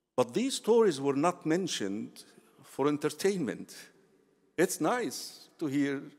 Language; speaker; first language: English; non-native, fluent; Arabic